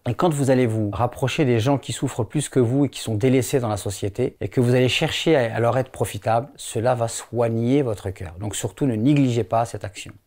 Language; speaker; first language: French; non-native, local second language; Wolof